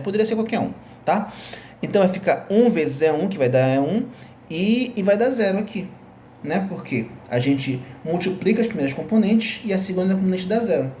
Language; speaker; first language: Portuguese; native; Portuguese